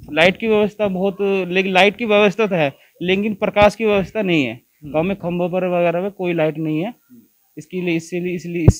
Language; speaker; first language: Hindi; native; Hindi